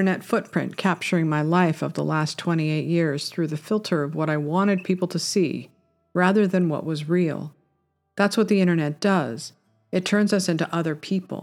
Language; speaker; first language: English; native; English